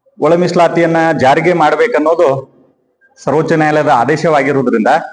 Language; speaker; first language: Kannada; non-native, local second language; Lambadi